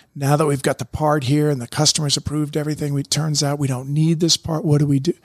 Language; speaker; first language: English; native; English